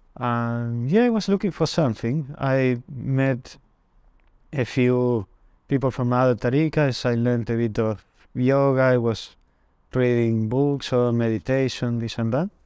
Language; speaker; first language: English; non-native, fluent; Spanish